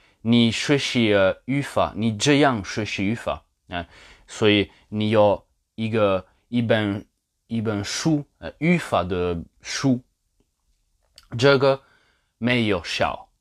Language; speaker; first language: Chinese; non-native, learner; Polish